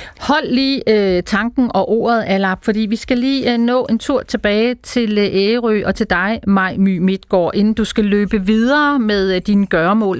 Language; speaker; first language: Danish; native; Danish